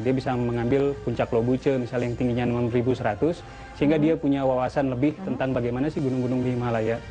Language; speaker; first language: Indonesian; native; Indonesian